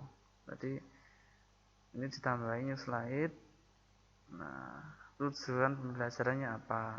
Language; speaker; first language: Indonesian; native; Indonesian